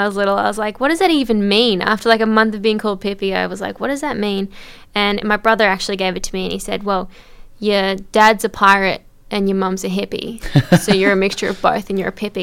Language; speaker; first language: English; native; English